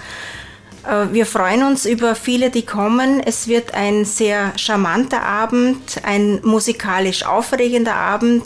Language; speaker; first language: German; native; German